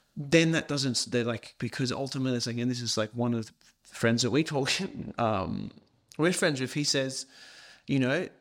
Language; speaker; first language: English; native; English